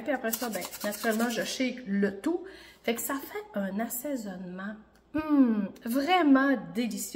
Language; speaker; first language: French; native; French